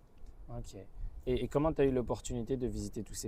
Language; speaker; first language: French; native; French